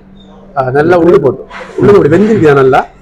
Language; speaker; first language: Tamil; native; Tamil